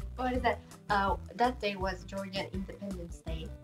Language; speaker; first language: English; non-native, fluent; Turkish